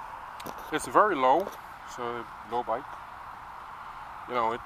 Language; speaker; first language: English; native; English